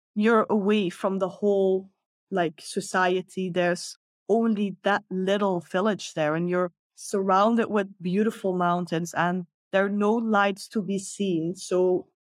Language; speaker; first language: English; non-native, fluent; Dutch